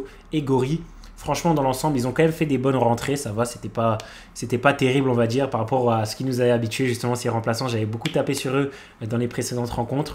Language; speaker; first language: French; native; French